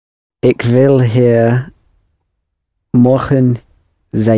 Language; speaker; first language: Dutch; non-native, learner; English